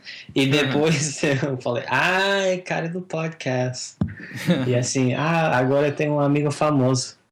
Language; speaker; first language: Portuguese; non-native, fluent; English